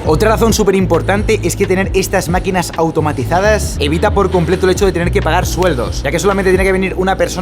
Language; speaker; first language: Spanish; native; Spanish